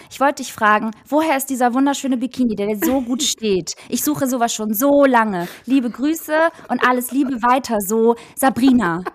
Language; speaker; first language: German; early bilingual, other home language; Albanian